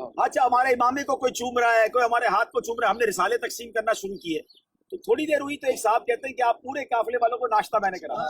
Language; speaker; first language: Urdu; native; Urdu